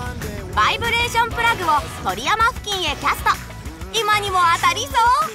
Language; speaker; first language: Japanese; native; Japanese